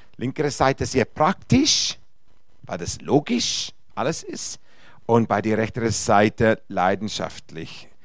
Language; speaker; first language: German; non-native, fluent; Afrikaans